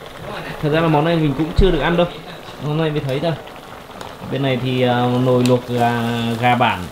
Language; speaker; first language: Vietnamese; native; Vietnamese